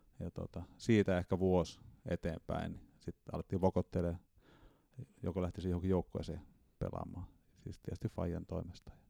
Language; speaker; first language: Finnish; native; Finnish